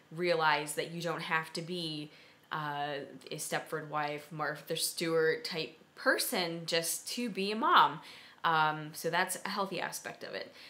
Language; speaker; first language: English; native; English